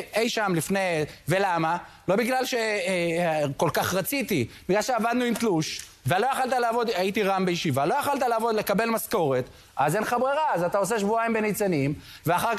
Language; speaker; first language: Hebrew; native; Hebrew